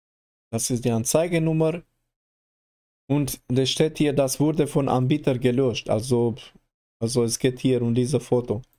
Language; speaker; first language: German; non-native, learner; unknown